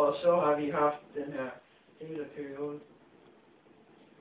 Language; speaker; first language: Danish; non-native, fluent; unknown